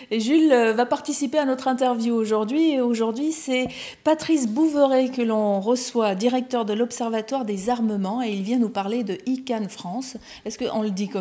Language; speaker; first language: French; native; French